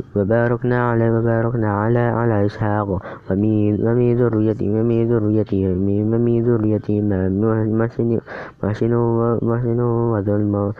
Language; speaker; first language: Arabic; non-native, learner; Indonesian